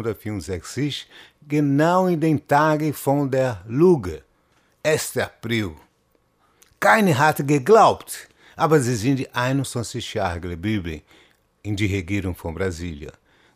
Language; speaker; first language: German; non-native, fluent; Portuguese